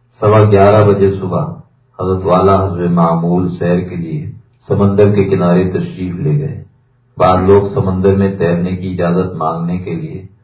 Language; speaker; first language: Urdu; native; Urdu